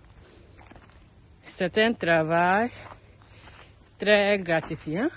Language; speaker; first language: French; non-native, learner; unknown